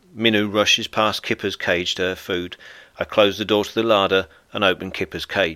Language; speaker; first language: English; native; English